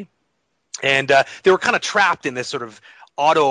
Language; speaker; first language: English; native; English